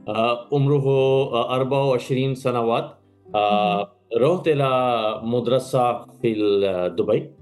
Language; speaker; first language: Arabic; non-native, learner; Urdu